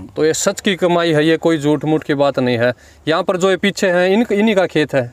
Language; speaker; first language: Hindi; native; Hindi